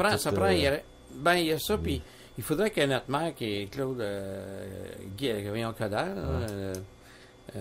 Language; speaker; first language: French; native; French